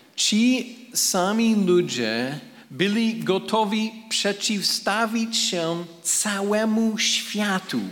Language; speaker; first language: Polish; non-native, fluent; English